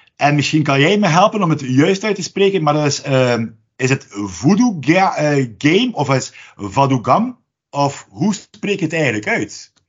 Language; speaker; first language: Dutch; native; Dutch